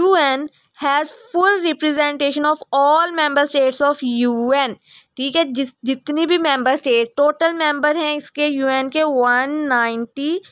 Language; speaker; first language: Urdu; native; Urdu